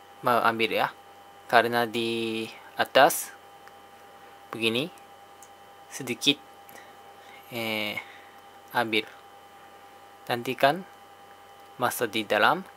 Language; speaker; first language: Indonesian; non-native, learner; Japanese